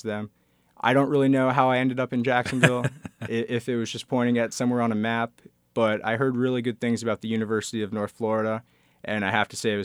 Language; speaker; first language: English; native; English